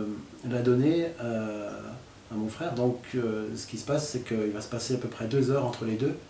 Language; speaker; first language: French; native; French